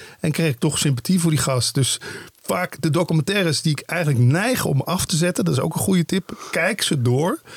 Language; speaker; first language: Dutch; native; Dutch